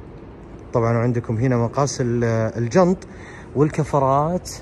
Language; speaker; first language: Arabic; native; Arabic